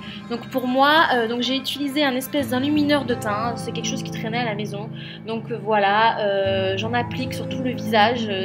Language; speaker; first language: French; native; French